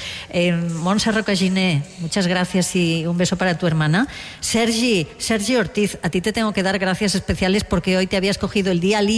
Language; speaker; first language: Spanish; non-native, local second language; Catalan